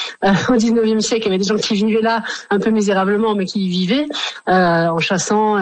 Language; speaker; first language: French; native; French